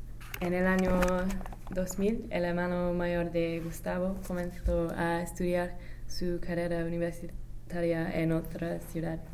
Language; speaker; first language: Spanish; non-native, learner; English